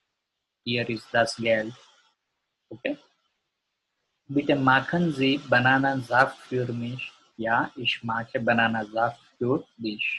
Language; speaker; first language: German; non-native, learner; Gujarati